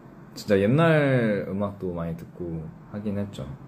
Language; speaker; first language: Korean; early bilingual, heritage; English